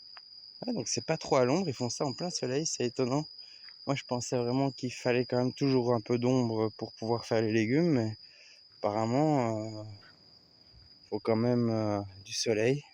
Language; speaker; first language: French; native; French